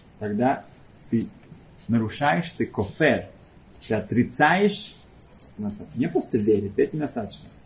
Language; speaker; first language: Russian; early bilingual, heritage; Russian